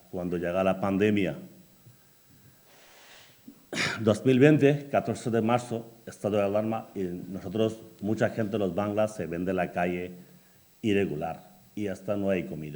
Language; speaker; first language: Spanish; non-native, learner; Bangla